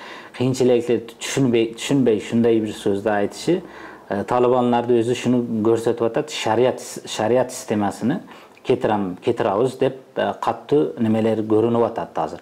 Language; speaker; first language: Kyrgyz; non-native, fluent; Uzbek